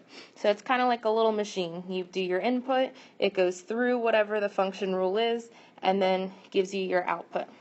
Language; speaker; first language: English; native; English